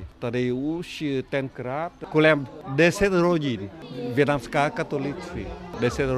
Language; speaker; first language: Czech; non-native, learner; Vietnamese